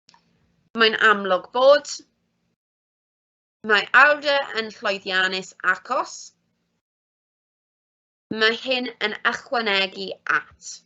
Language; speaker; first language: Welsh; non-native, fluent; English